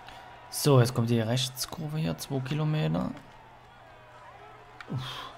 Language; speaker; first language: German; native; German